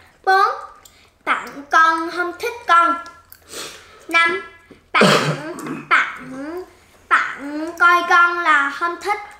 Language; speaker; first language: Vietnamese; early bilingual, heritage; Korean